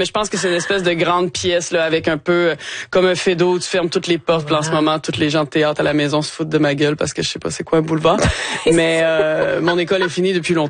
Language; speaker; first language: French; native; French